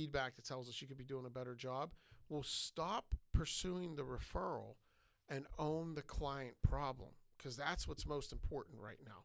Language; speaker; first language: English; native; English